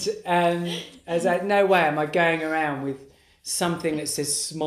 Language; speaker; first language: English; native; English